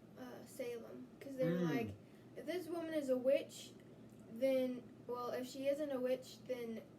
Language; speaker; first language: English; native; English